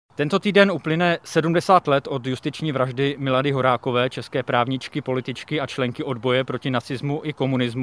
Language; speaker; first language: Czech; native; Czech